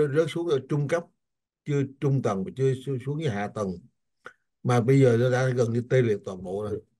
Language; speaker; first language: Vietnamese; native; Vietnamese